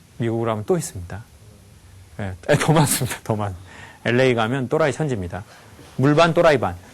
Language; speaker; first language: Korean; native; Korean